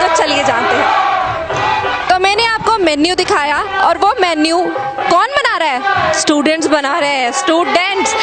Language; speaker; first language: Hindi; native; Hindi